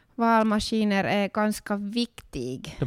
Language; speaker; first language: Swedish; non-native, local second language; Finnish